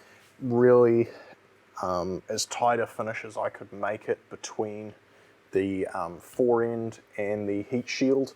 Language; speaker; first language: English; native; English